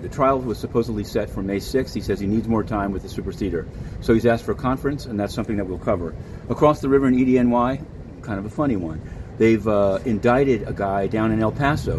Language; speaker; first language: English; native; English